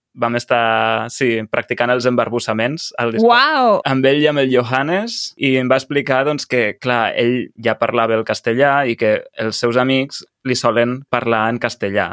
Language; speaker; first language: Catalan; native; Catalan